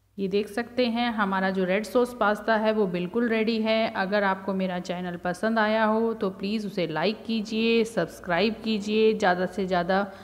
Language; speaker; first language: Hindi; native; Hindi